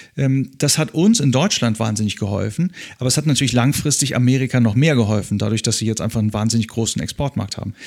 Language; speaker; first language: German; native; German